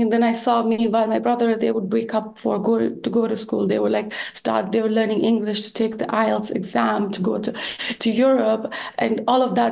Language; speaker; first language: English; non-native, fluent; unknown